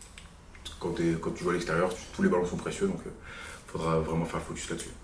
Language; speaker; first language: French; native; French